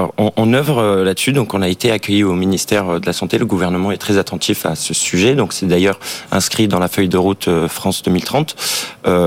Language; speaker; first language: French; native; French